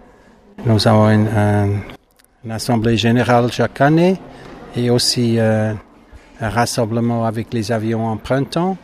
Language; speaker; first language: French; non-native, fluent; German